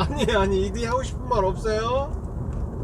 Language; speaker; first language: Korean; native; Korean